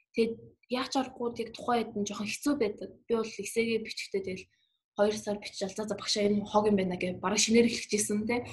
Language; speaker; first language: Mongolian; early bilingual, heritage; Mongolian